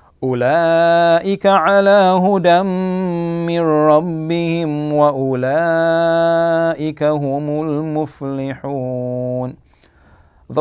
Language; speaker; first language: Arabic; non-native, fluent; English